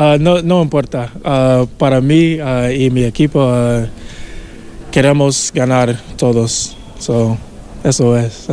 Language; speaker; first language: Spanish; non-native, learner; English